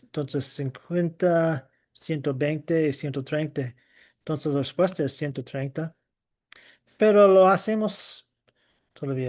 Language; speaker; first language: Spanish; non-native, fluent; English